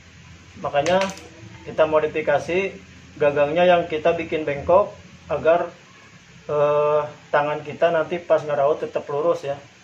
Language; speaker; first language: Indonesian; native; Indonesian